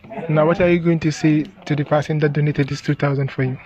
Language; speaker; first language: English; non-native, local second language; Wolof